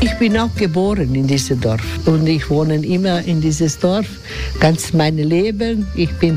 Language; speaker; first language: German; non-native, learner; Croatian